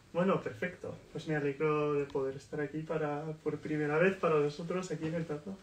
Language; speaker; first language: Spanish; non-native, fluent; English